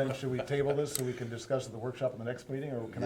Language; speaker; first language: English; native; English